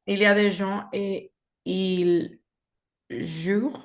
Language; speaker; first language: French; non-native, learner; Spanish